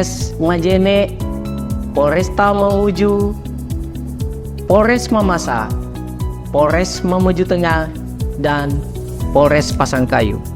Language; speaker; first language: Indonesian; native; Indonesian